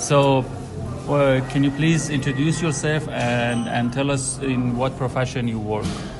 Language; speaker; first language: English; non-native, fluent; Persian